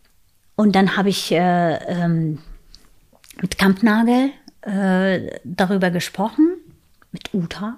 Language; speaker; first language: German; non-native, fluent; Arabic